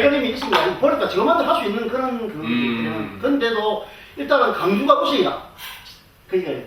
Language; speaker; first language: Korean; native; Korean